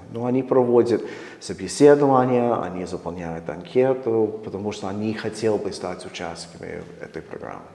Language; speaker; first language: Russian; non-native, fluent; English